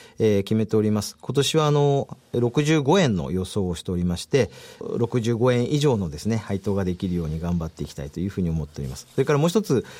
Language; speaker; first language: Japanese; native; Japanese